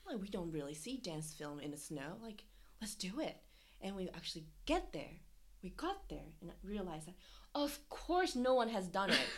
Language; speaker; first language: English; non-native, fluent; Japanese